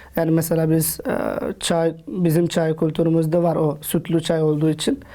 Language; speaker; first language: Turkish; non-native, fluent; Urdu